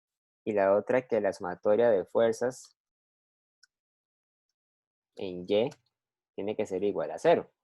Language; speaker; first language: Spanish; native; Spanish